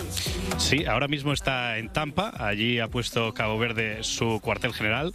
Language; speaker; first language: Spanish; native; Spanish